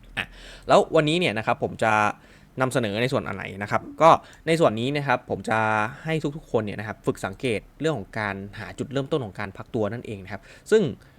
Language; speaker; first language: Thai; native; Thai